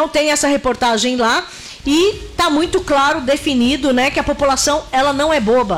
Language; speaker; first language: Portuguese; native; Portuguese